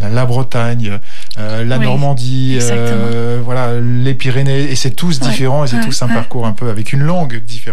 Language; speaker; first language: French; native; French